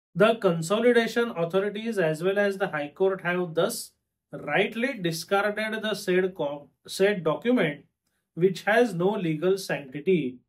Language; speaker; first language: English; non-native, local second language; Marathi